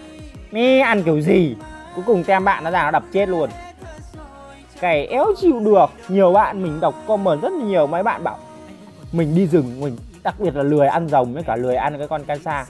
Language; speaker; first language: Vietnamese; native; Vietnamese